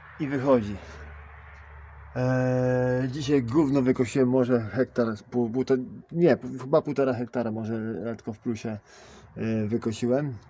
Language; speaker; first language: Polish; native; Polish